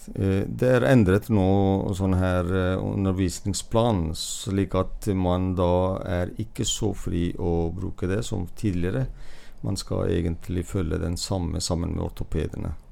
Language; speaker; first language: Norwegian; non-native, fluent; Hindi